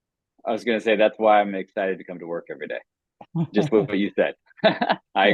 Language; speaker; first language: English; native; English